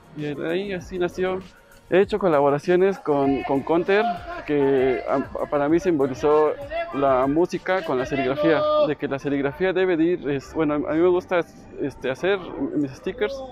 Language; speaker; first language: Spanish; native; Spanish